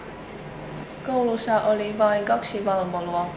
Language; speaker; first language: Finnish; early bilingual, other home language; Chinese